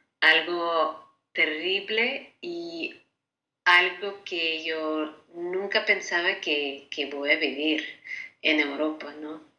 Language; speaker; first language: Spanish; non-native, fluent; Ukrainian